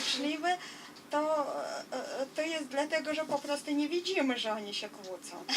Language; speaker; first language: Polish; non-native, fluent; Russian